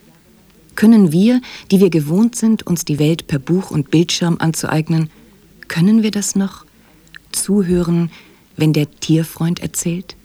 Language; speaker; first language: German; native; German